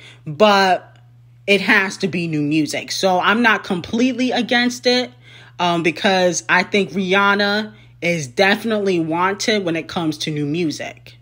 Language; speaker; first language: English; native; English